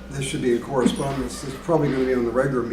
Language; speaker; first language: English; native; English